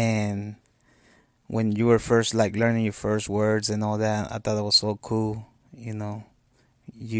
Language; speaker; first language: English; non-native, fluent; Spanish